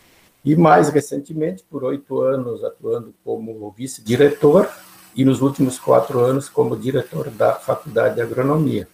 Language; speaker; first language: Portuguese; native; Portuguese